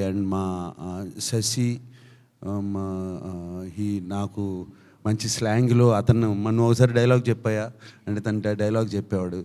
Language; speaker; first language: Telugu; native; Telugu